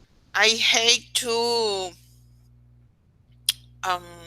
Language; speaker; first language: English; non-native, learner; Spanish